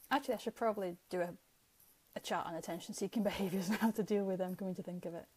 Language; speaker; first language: English; native; English